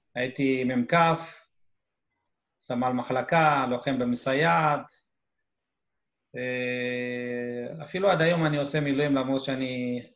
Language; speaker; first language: Hebrew; early bilingual, other home language; Amharic